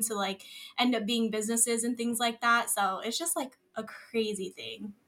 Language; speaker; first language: English; early bilingual, other home language; Filipino